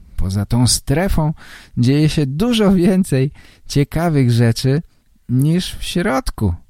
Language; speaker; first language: Polish; native; Polish